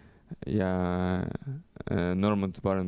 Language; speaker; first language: Latvian; non-native, learner; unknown